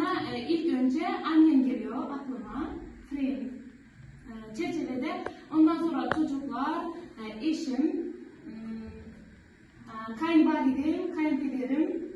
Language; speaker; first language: Turkish; non-native, learner; Uzbek